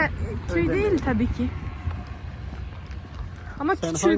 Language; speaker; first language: Turkish; non-native, fluent; Russian